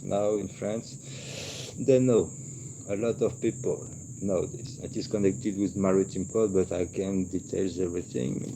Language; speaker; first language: English; non-native, learner; French